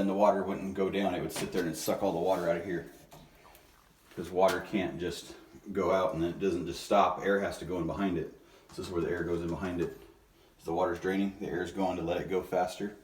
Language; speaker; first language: English; native; English